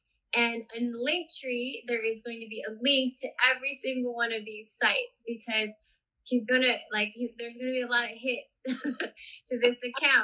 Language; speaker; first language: English; native; English